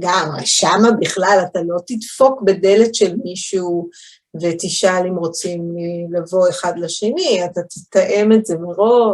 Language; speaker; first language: Hebrew; early bilingual, other home language; English